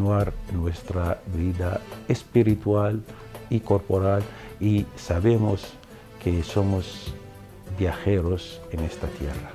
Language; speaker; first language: Spanish; non-native, fluent; Arabic